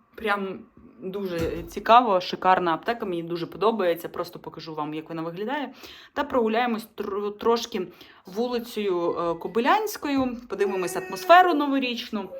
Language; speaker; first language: Ukrainian; non-native, local second language; Russian